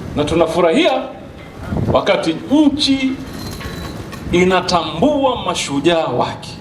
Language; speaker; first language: Swahili; native; Swahili